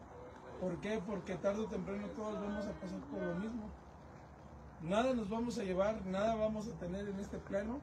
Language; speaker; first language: Spanish; native; Spanish